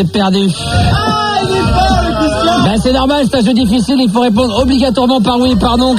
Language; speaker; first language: French; native; French